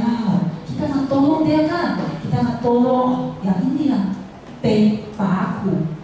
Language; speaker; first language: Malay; non-native, local second language; Chinese